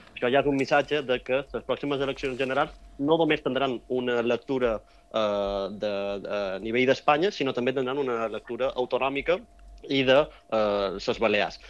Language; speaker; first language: Catalan; native; Catalan